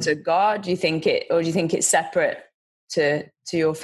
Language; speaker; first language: English; native; English